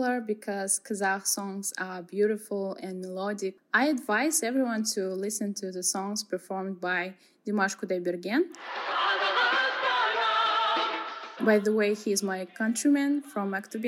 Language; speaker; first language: English; non-native, fluent; Kazakh